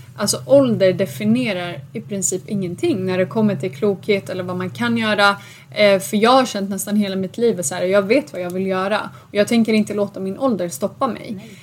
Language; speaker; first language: Swedish; early bilingual, other home language; Assyrian Neo-Aramaic